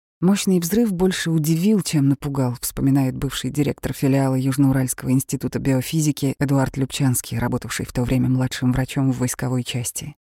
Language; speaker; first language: Russian; native; Russian